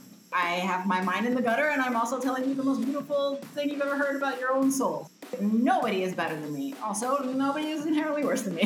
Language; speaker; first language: English; early bilingual, other home language; Spanish